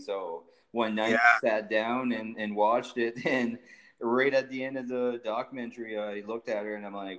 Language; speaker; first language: English; native; English